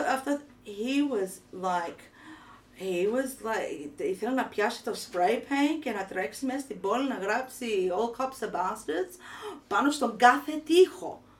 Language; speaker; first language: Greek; early bilingual, heritage; Greek